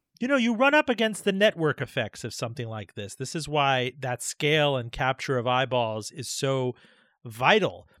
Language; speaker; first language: English; early bilingual, other home language; Persian